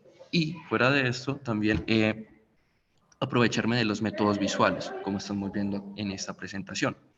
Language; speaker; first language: Spanish; native; Spanish